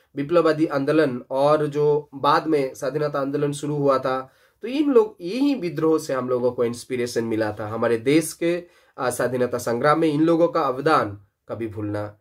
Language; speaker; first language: Hindi; non-native, local second language; Bangla